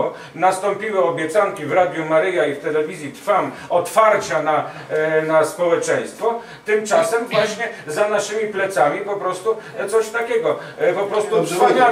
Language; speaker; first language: Polish; native; Polish